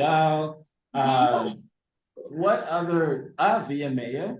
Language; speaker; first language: Spanish; early bilingual, heritage; English